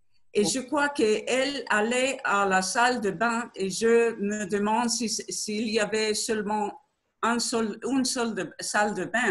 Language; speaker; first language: French; non-native, learner; Spanish